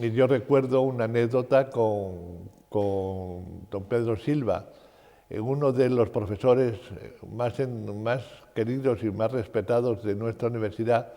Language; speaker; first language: Spanish; native; Spanish